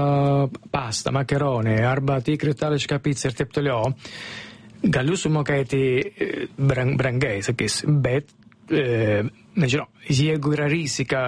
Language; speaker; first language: Lithuanian; non-native, learner; Italian